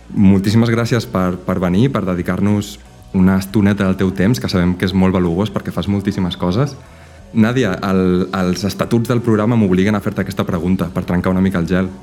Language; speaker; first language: Catalan; native; Catalan